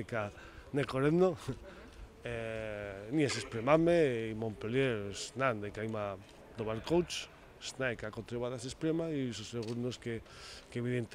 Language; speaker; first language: Macedonian; non-native, learner; Spanish